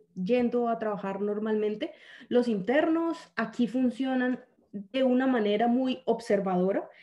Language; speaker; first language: Spanish; native; Spanish